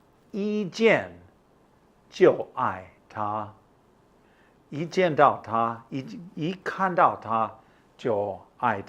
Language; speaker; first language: Chinese; non-native, fluent; English